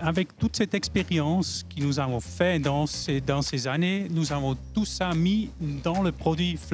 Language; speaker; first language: French; non-native, fluent; German